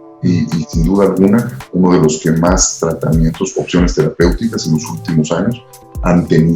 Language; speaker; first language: Spanish; native; Spanish